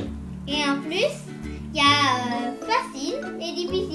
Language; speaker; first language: French; early bilingual, heritage; French